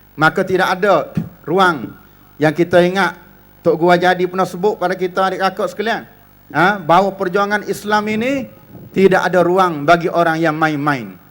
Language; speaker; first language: Malay; native; Malay